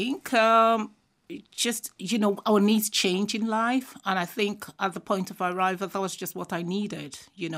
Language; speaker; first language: English; non-native, local second language; Igbo